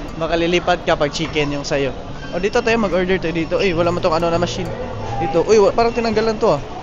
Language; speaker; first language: Filipino; non-native, local second language; Cebuano